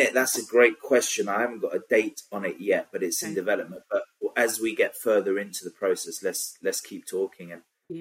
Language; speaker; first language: English; native; English